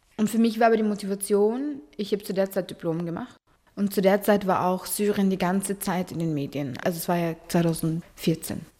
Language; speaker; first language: German; early bilingual, other home language; Arabic